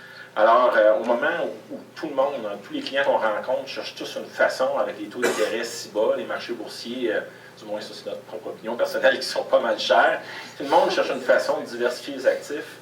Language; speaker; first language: French; native; French